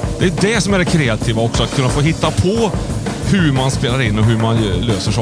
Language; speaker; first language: Swedish; native; Swedish